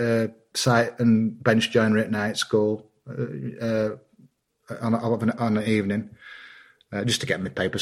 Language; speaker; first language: English; native; English